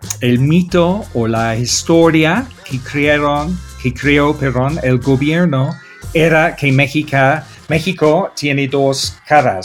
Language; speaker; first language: Spanish; non-native, fluent; English